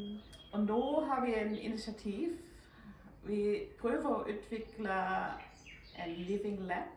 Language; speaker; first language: Norwegian; non-native, fluent; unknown